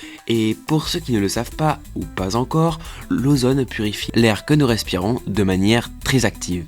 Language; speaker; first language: French; native; French